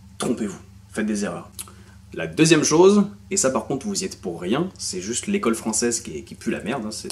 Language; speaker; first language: French; native; French